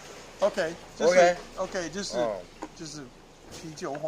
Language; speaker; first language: Chinese; non-native, learner; English